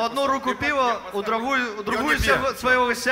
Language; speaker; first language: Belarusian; non-native, local second language; Russian